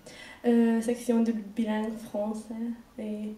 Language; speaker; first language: French; non-native, learner; Hungarian